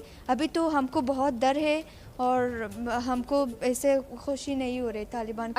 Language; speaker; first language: Hindi; non-native, learner; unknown